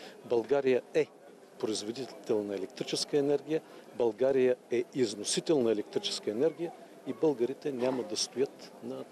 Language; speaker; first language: Bulgarian; native; Bulgarian